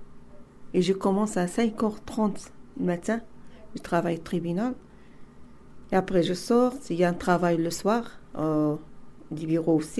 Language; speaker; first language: French; non-native, learner; Arabic